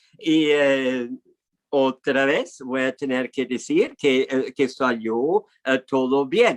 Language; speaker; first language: Spanish; non-native, fluent; English